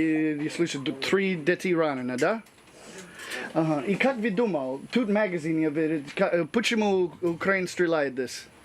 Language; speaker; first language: Russian; non-native, learner; English